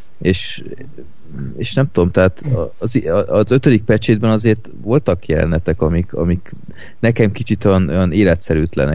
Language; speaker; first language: Hungarian; native; Hungarian